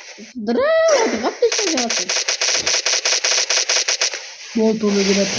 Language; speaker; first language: Russian; non-native, local second language; Kazakh